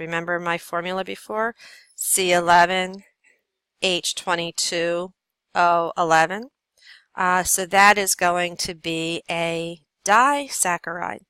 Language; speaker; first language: English; native; English